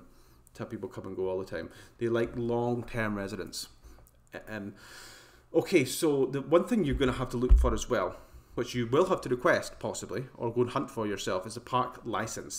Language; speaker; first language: English; native; English